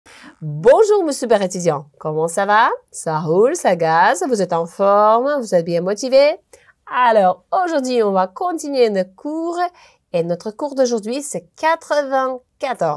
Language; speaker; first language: French; non-native, fluent; Uzbek